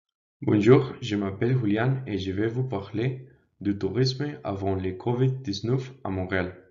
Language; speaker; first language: French; non-native, learner; Spanish